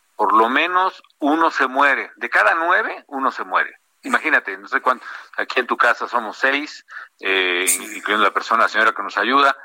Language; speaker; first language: Spanish; native; Spanish